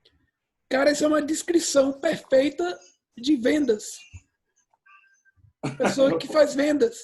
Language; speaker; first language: Portuguese; early bilingual, heritage; English